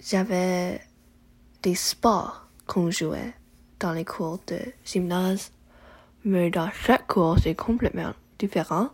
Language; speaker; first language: French; non-native, learner; English